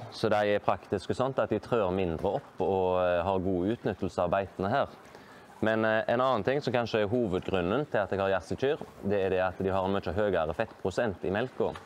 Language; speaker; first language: Norwegian; native; Norwegian